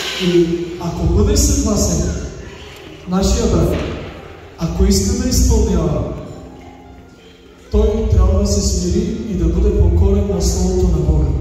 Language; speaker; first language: Bulgarian; non-native, local second language; Turkish